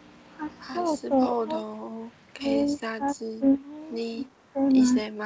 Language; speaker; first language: Japanese; non-native, learner; Chinese